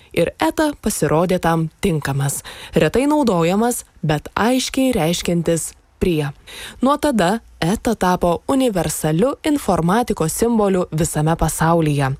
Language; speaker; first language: Lithuanian; native; Lithuanian